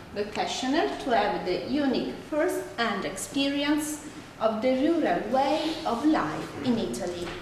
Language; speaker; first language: English; non-native, fluent; Italian